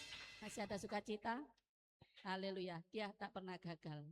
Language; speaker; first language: Indonesian; native; Indonesian